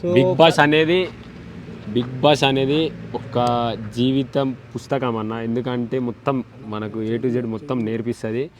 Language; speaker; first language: Telugu; native; Telugu